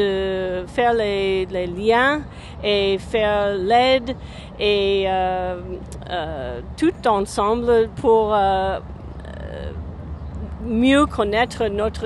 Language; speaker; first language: French; non-native, fluent; English